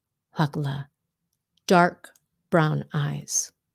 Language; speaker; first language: Vietnamese; early bilingual, heritage; Vietnamese